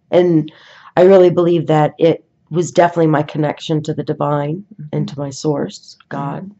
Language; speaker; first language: English; native; English